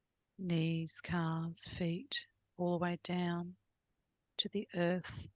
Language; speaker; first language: English; native; English